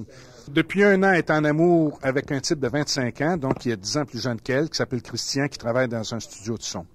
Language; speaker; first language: French; native; French